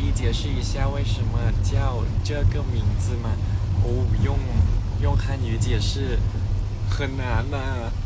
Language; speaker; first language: Chinese; non-native, learner; Thai